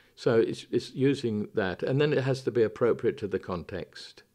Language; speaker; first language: English; native; English